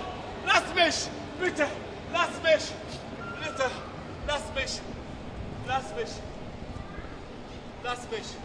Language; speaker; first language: German; non-native, learner; Arabic